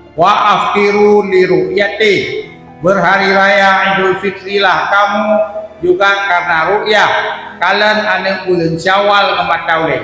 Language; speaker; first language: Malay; non-native, local second language; Achinese